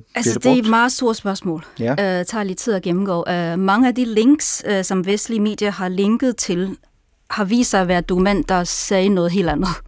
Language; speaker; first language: Danish; non-native, fluent; Chinese